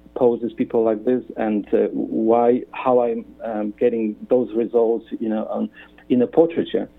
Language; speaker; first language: English; non-native, fluent; Polish